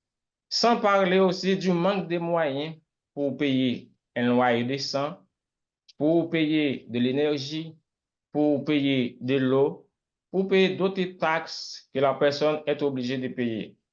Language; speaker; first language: French; non-native, local second language; Haitian Creole